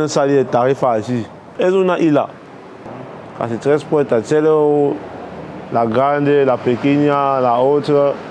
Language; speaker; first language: Spanish; non-native, learner; Arabic